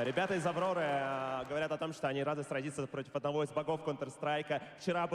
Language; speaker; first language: Russian; native; Russian